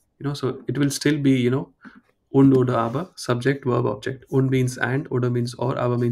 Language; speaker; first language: German; non-native, fluent; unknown